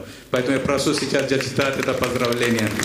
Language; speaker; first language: Russian; non-native, fluent; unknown